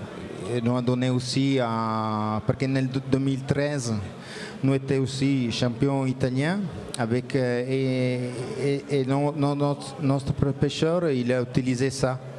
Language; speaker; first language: French; non-native, learner; Italian